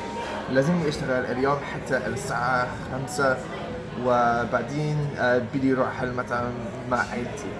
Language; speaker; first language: Arabic; non-native, learner; English